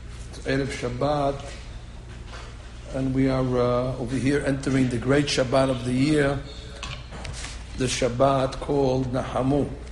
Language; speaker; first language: English; native; English